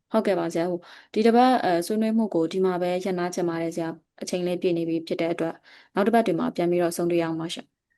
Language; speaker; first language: Burmese; native; Burmese